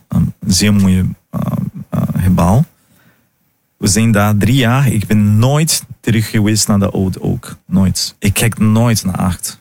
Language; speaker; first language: Dutch; non-native, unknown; Portuguese